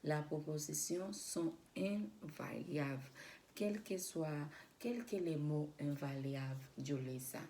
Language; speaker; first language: French; non-native, learner; Spanish